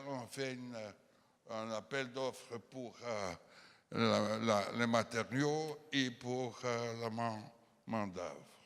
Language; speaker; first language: French; non-native, fluent; Portuguese